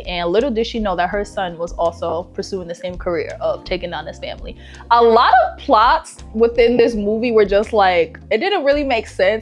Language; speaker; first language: English; native; English